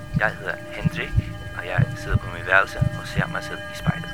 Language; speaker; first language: Danish; non-native, local second language; Faroese